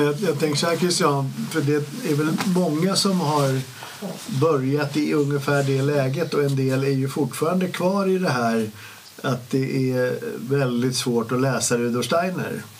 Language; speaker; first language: Swedish; native; Swedish